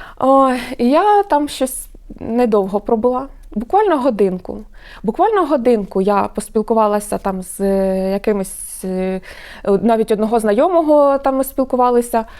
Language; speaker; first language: Ukrainian; non-native, local second language; Russian